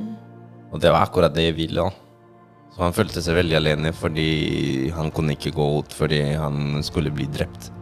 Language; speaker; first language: Norwegian; non-native, fluent; Spanish